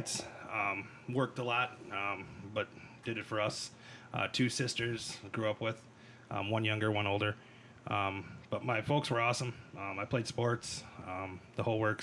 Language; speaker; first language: English; native; English